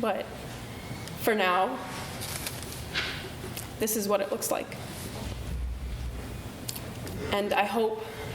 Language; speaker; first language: English; native; English